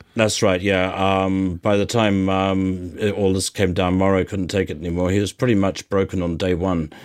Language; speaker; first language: English; native; English